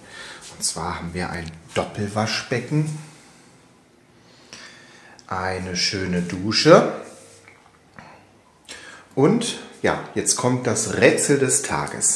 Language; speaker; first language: German; native; German